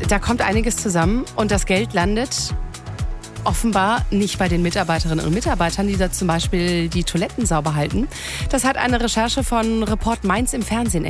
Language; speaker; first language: German; native; German